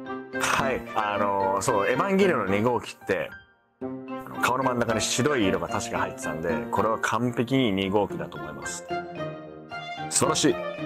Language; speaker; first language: Japanese; native; Japanese